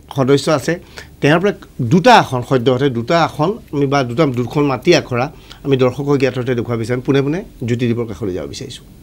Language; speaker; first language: Assamese; native; Assamese